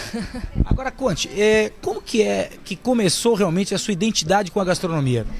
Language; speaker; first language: Portuguese; native; Portuguese